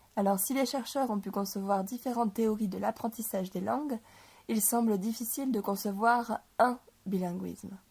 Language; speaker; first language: French; native; French